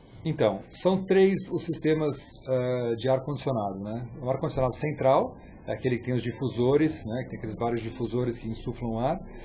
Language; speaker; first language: Portuguese; native; Portuguese